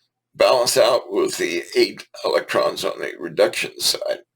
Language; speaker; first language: English; native; English